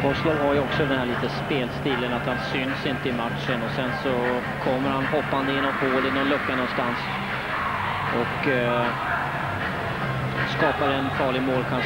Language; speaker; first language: Swedish; native; Swedish